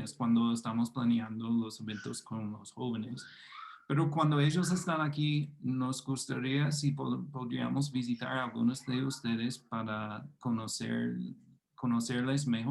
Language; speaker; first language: Spanish; non-native, fluent; English